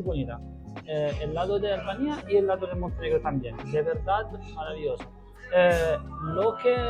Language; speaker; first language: Spanish; non-native, learner; Italian